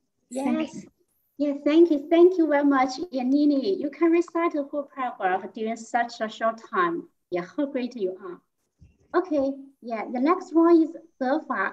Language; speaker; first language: English; non-native, fluent; Chinese